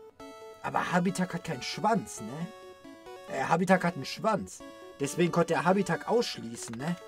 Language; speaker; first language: German; native; German